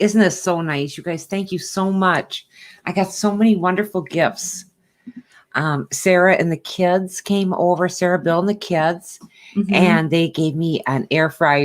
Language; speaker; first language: English; native; English